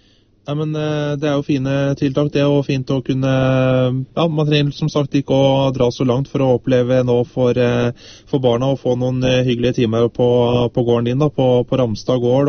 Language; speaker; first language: Norwegian; native; Norwegian